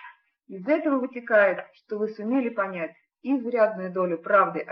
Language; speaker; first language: Russian; native; Russian